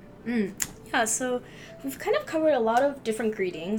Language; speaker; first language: English; early bilingual, other home language; Chinese